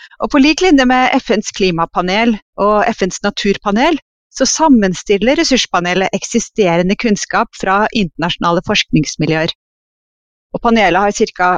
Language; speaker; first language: Norwegian; native; Norwegian